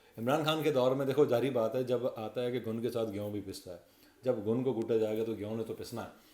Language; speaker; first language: Urdu; non-native, local second language; Punjabi